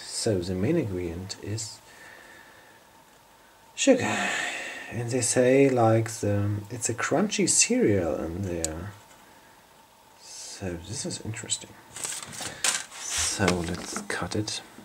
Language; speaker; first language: English; non-native, fluent; German